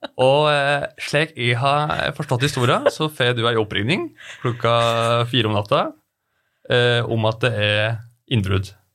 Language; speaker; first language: Norwegian; native; Norwegian